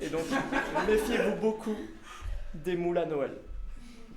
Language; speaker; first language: French; native; French